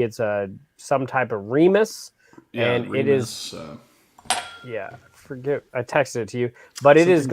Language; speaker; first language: English; native; English